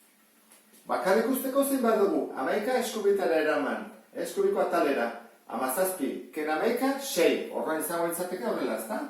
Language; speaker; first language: Basque; native; Basque